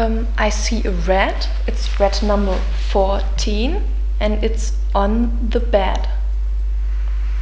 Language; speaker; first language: English; non-native, fluent; German